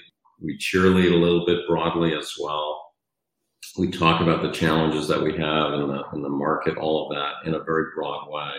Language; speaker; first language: English; native; English